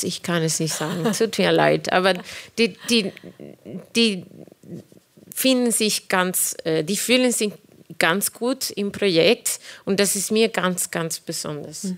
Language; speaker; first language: German; non-native, fluent; Spanish